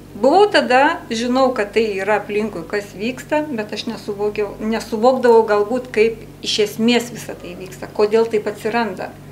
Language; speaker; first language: Lithuanian; native; Lithuanian